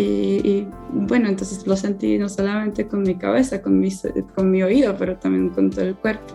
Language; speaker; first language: Spanish; non-native, fluent; Polish